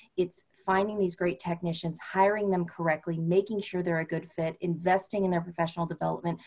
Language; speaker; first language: English; native; English